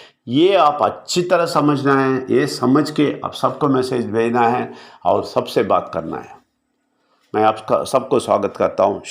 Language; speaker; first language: Hindi; non-native, local second language; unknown